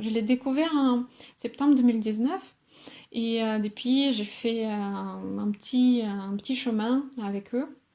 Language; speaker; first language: French; non-native, fluent; Russian